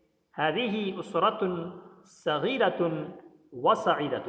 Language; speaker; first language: Arabic; non-native, fluent; Urdu